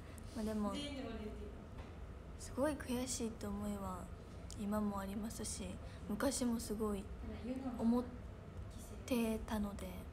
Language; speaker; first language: Japanese; native; Japanese